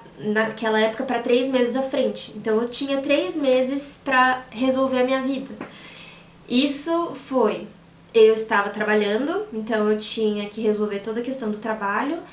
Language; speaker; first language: Portuguese; native; Portuguese